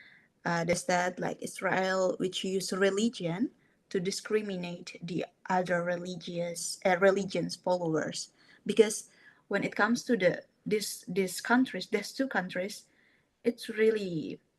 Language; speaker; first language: English; non-native, fluent; Indonesian